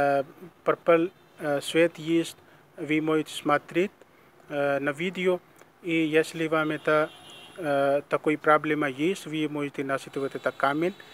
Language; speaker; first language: Russian; non-native, learner; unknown